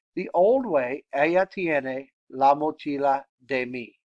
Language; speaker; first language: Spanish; non-native, fluent; English